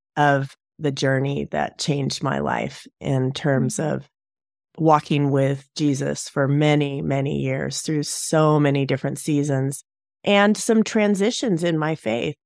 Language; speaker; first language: English; native; English